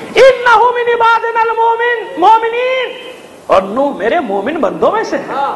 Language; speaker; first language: Urdu; native; Urdu